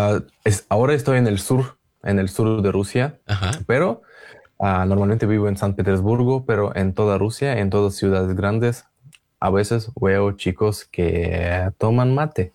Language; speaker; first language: Spanish; non-native, fluent; Russian